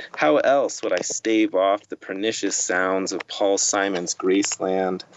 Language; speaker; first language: English; native; English